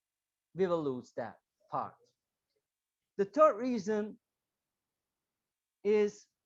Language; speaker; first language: English; non-native, learner; Turkish